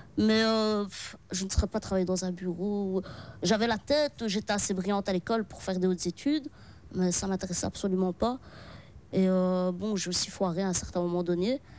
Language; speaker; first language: French; early bilingual, other home language; Arabic